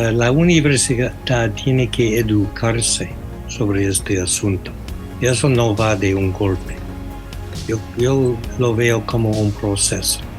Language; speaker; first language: Spanish; non-native, fluent; English